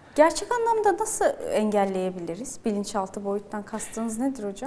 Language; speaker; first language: Turkish; native; Turkish